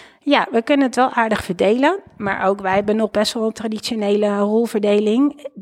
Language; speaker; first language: Dutch; native; Dutch